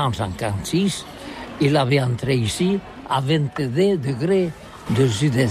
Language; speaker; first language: French; non-native, learner; Catalan